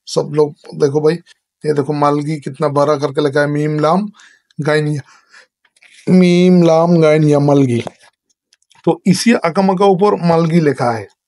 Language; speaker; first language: Hindi; non-native, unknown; Bangla